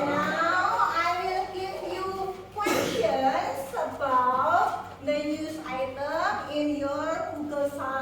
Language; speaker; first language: English; non-native, fluent; Indonesian